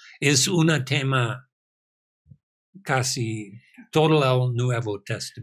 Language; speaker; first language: Spanish; non-native, fluent; English